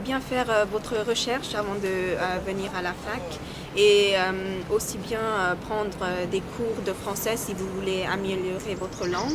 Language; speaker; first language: French; non-native, fluent; English